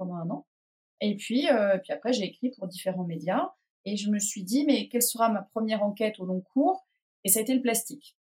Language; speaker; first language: French; native; French